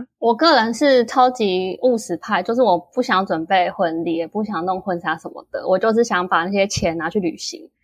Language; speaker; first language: Chinese; native; Chinese